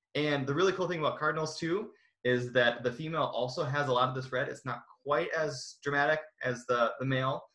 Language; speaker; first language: English; native; English